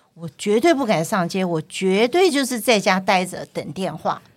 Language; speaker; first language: Chinese; non-native, local second language; Cantonese